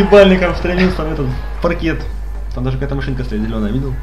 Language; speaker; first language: Russian; native; Russian